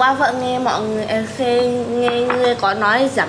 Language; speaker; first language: Vietnamese; non-native, learner; Javanese